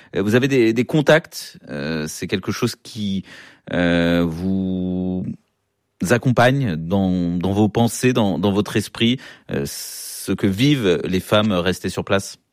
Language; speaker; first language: French; native; French